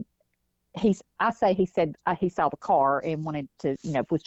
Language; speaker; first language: English; native; English